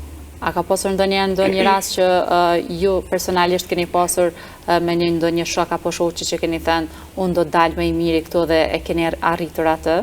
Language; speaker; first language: Albanian; native; Albanian